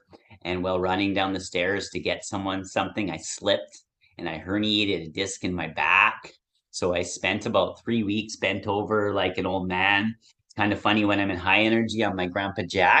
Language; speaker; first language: English; native; English